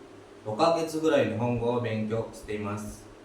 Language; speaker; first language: Japanese; non-native, learner; Indonesian